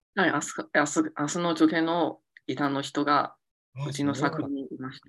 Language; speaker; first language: Japanese; non-native, fluent; Chinese